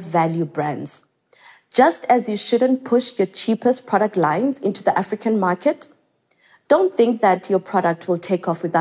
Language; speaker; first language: English; non-native, local second language; Xhosa